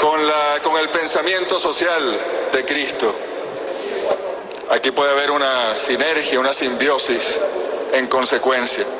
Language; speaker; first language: Spanish; native; Spanish